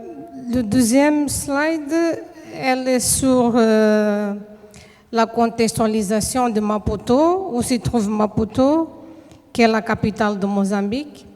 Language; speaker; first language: French; non-native, fluent; Portuguese